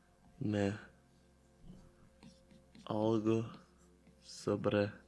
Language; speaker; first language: Portuguese; non-native, learner; Italian